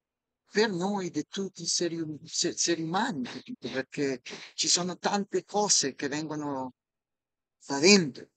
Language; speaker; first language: Italian; non-native, fluent; Spanish